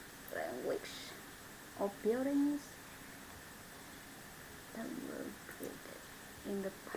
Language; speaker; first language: English; non-native, learner; Vietnamese